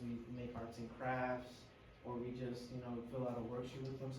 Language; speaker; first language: English; early bilingual, other home language; Spanish